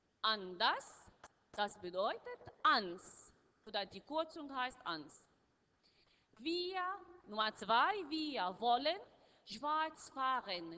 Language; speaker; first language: German; non-native, learner; Arabic